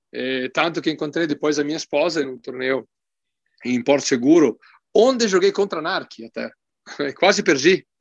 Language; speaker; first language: Portuguese; non-native, fluent; Italian